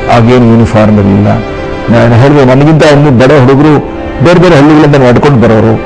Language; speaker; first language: Kannada; native; Kannada